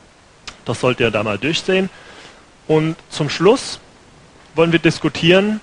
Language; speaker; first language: German; native; German